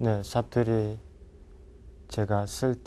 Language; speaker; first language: Korean; non-native, learner; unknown